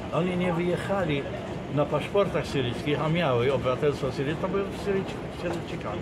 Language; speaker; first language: Polish; non-native, fluent; Arabic